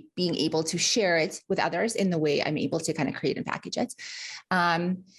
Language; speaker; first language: English; early bilingual, other home language; Russian